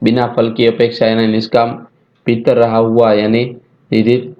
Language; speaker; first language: Hindi; non-native, local second language; Gujarati